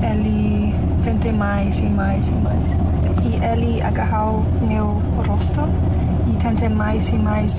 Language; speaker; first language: Portuguese; non-native, learner; English